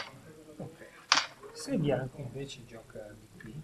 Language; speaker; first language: Italian; native; Italian